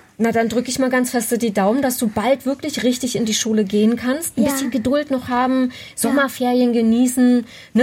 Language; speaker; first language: German; native; German